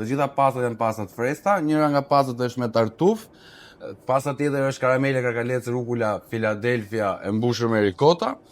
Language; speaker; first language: Albanian; native; Albanian